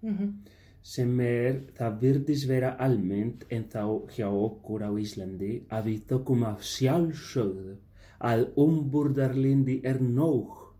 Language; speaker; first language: Icelandic; non-native, fluent; Spanish